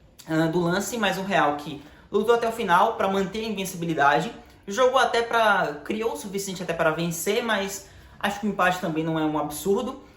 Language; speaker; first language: Portuguese; native; Portuguese